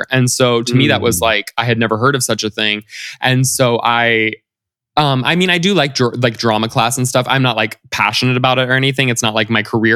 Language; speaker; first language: English; native; English